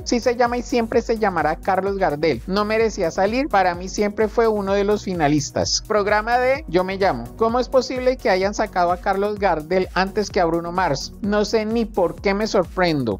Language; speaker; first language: Spanish; native; Spanish